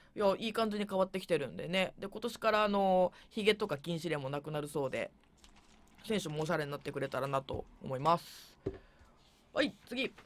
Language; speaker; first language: Japanese; native; Japanese